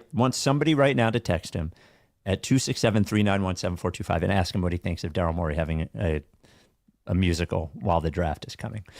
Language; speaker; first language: English; native; English